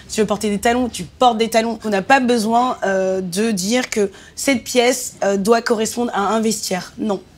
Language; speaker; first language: French; native; French